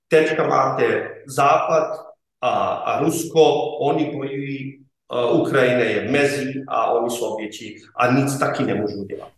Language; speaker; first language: Czech; non-native, fluent; Serbian